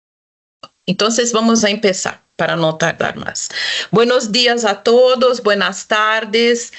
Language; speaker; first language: Spanish; non-native, local second language; Portuguese